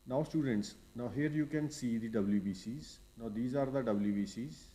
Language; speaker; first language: English; non-native, local second language; Punjabi